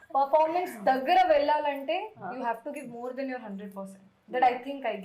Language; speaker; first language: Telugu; non-native, learner; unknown